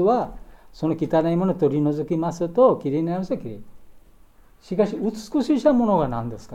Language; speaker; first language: Japanese; non-native, learner; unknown